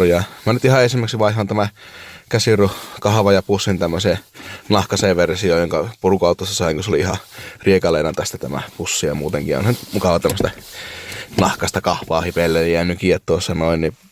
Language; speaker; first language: Finnish; native; Finnish